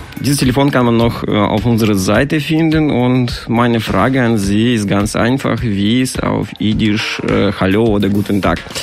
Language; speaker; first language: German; non-native, fluent; Russian